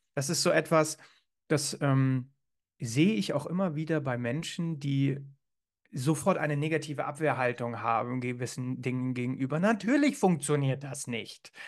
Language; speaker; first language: German; native; German